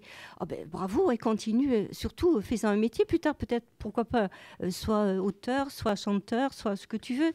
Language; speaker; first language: French; native; French